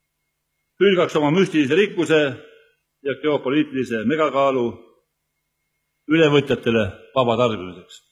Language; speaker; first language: Estonian; native; Estonian